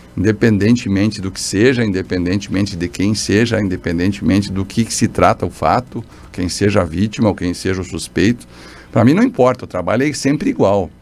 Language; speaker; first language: Portuguese; native; Portuguese